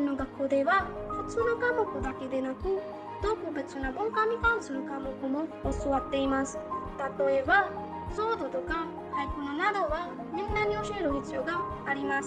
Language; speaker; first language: Japanese; non-native, learner; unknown